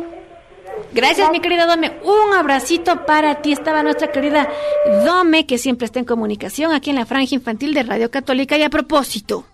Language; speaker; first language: Spanish; native; Spanish